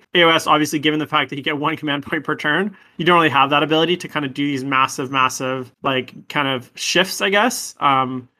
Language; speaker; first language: English; native; English